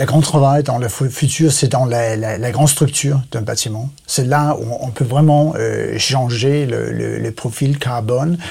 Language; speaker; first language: French; non-native, learner; Danish